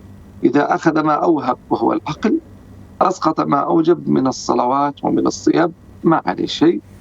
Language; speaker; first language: Arabic; native; Arabic